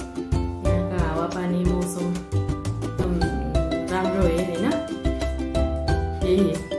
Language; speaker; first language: Hindi; non-native, learner; Nepali